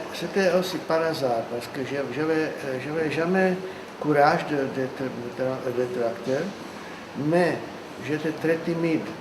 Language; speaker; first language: French; non-native, fluent; Czech